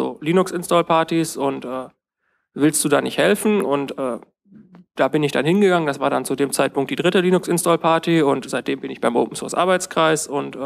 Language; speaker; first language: German; native; German